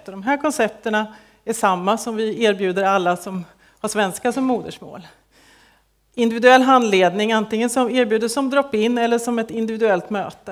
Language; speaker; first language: Swedish; native; Swedish